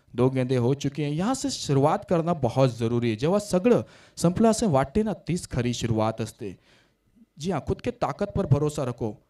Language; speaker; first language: Hindi; non-native, local second language; Marathi